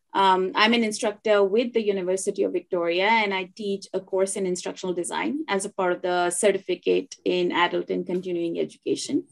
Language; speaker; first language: English; non-native, local second language; Hindi